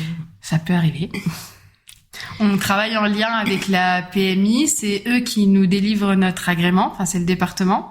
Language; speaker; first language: French; native; French